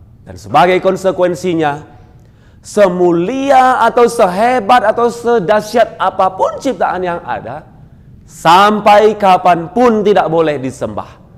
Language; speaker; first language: Indonesian; non-native, local second language; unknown